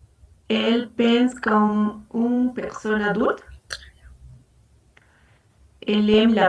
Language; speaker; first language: French; non-native, learner; Spanish